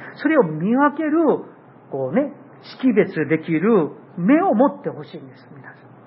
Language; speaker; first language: Japanese; non-native, fluent; Korean